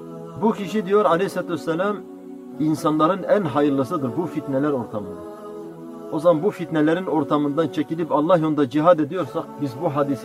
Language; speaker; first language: Turkish; native; Turkish